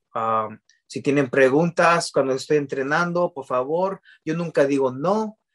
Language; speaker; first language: Spanish; early bilingual, heritage; Spanish